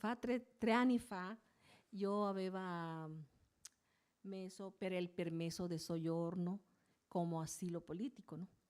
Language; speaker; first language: Italian; non-native, learner; Spanish